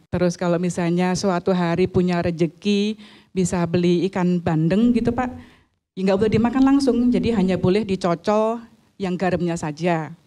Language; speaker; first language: Indonesian; native; Indonesian